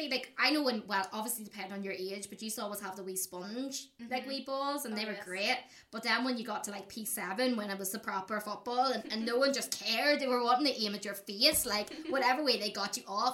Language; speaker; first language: English; native; English